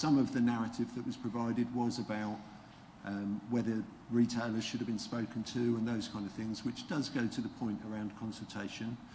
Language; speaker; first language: English; native; English